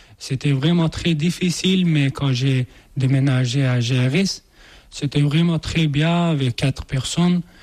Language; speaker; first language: French; non-native, learner; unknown